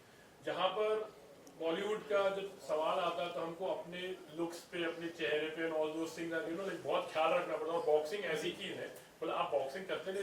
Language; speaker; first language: Hindi; native; Hindi